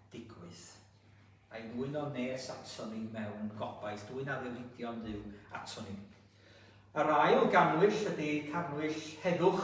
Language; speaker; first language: Welsh; native; Welsh